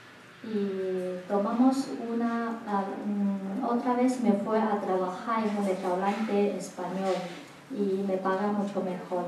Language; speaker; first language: Spanish; non-native, learner; Chinese